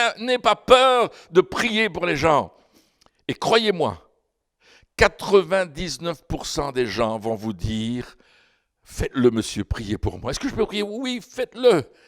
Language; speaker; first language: French; native; French